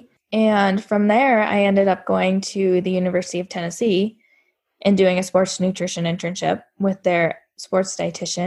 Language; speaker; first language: English; native; English